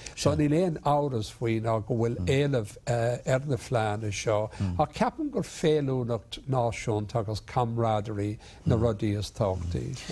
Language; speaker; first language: Irish; non-native, local second language; English